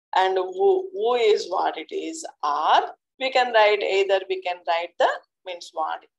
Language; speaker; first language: English; non-native, local second language; Telugu